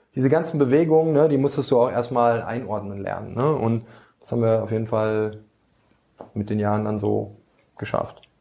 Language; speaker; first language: German; early bilingual, other home language; Bosnian